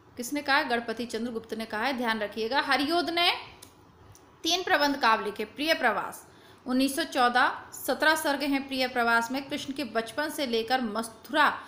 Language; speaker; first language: Hindi; native; Hindi